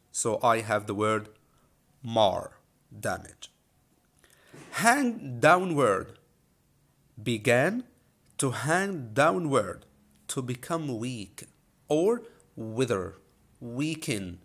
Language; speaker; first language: English; non-native, fluent; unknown